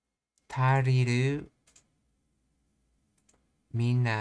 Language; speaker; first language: Japanese; non-native, learner; English